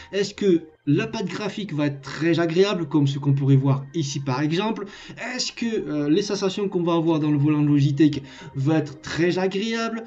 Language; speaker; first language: French; native; French